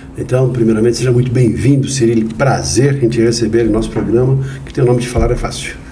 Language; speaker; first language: Portuguese; native; Portuguese